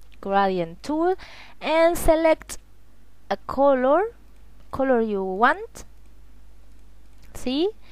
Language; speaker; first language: English; non-native, learner; Spanish